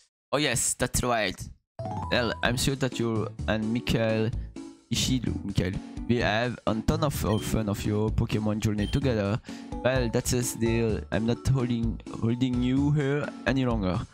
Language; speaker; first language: English; non-native, learner; French